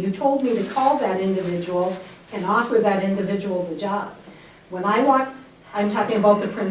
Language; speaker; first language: English; native; English